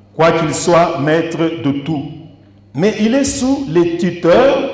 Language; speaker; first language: French; non-native, local second language; Swahili